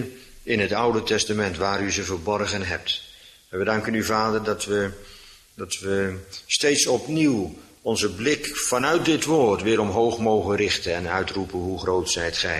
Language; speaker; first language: Dutch; native; Dutch